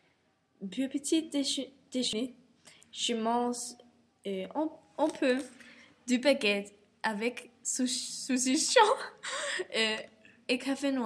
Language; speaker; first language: French; non-native, learner; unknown